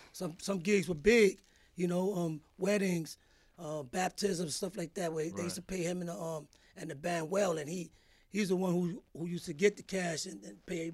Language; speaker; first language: English; early bilingual, other home language; Spanish